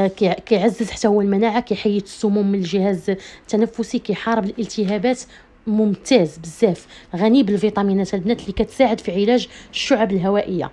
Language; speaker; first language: Arabic; native; Arabic